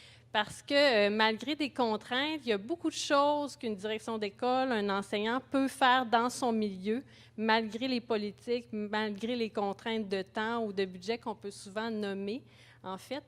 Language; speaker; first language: French; native; French